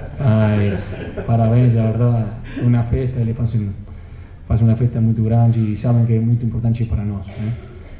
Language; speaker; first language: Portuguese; non-native, fluent; Spanish